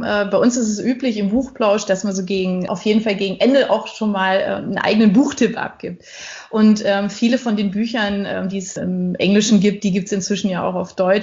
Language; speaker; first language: German; native; German